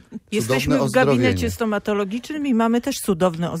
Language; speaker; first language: Polish; native; Polish